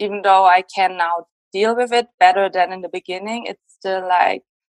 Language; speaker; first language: English; non-native, fluent; German